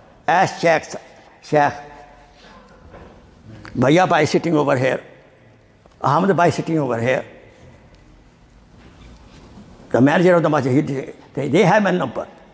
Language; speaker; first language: English; non-native, local second language; Urdu